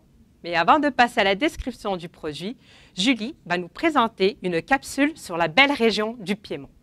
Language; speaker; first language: French; native; French